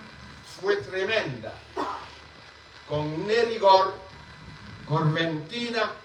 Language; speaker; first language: Spanish; non-native, fluent; Haitian Creole